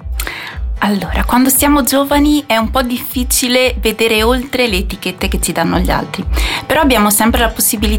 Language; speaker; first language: Italian; native; Italian